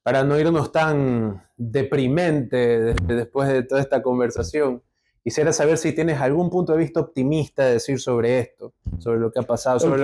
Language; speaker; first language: Spanish; native; Spanish